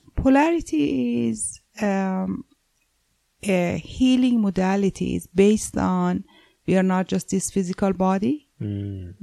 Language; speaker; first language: English; non-native, fluent; Persian